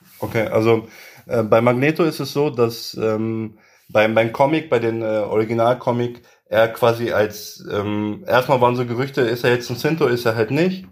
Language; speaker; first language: German; early bilingual, other home language; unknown